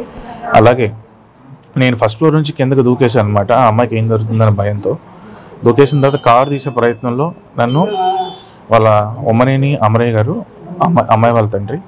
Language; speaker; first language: Telugu; native; Telugu